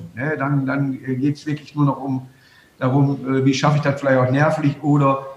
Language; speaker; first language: German; native; German